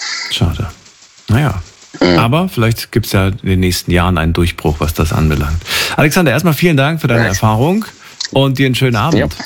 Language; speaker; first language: German; native; German